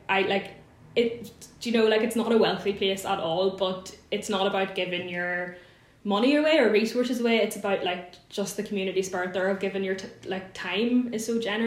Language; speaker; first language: English; native; English